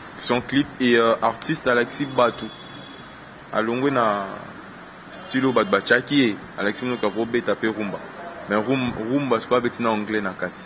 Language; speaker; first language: French; non-native, local second language; Lingala